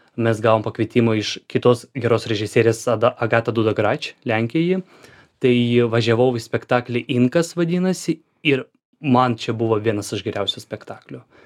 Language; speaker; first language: Lithuanian; non-native, fluent; Ukrainian